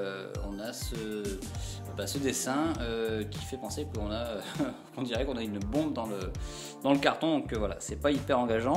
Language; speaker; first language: French; native; French